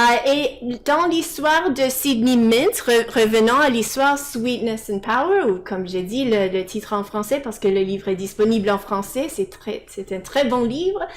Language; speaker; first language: French; non-native, fluent; English